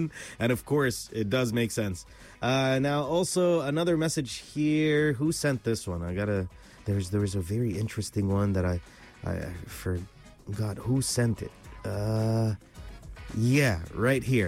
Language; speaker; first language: English; non-native, local second language; Arabic